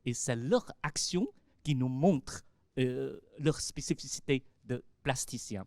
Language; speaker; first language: French; non-native, fluent; Chinese